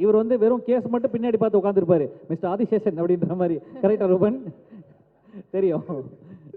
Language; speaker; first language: Tamil; native; Tamil